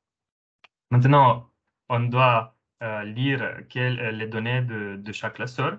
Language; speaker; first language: French; non-native, fluent; Romanian